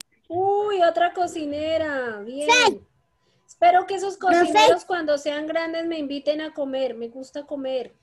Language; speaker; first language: Spanish; native; Spanish